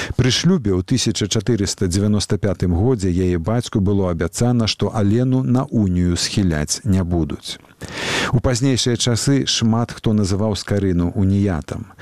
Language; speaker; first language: Belarusian; native; Belarusian